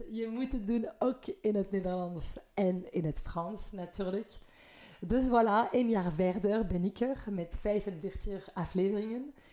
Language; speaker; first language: Dutch; non-native, fluent; French